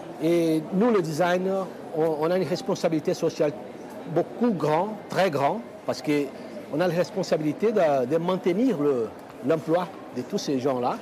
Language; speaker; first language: French; non-native, fluent; Portuguese